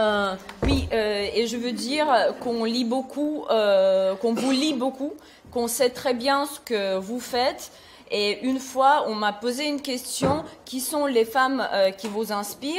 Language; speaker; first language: French; non-native, fluent; Russian